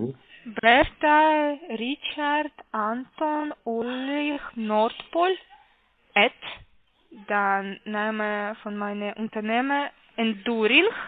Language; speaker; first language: German; non-native, learner; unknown